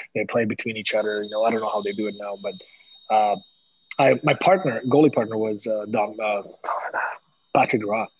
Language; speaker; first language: English; non-native, fluent; Slovak